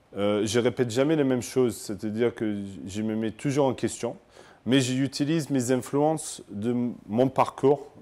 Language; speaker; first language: French; non-native, fluent; English